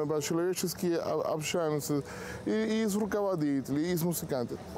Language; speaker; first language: Russian; non-native, fluent; Spanish